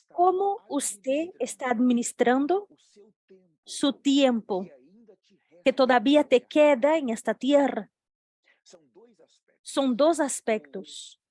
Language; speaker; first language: Spanish; non-native, fluent; Portuguese